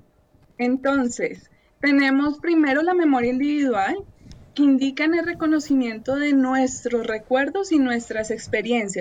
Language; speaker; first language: Spanish; native; Spanish